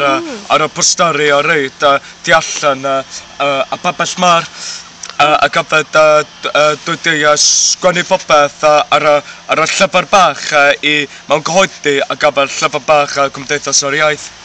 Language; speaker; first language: Welsh; non-native, learner; English